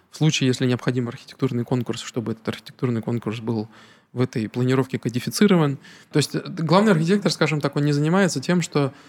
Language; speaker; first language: Russian; native; Russian